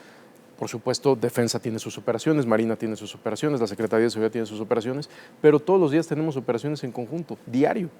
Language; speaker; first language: Spanish; native; Spanish